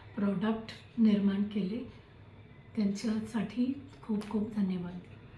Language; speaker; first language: Marathi; non-native, local second language; Tamil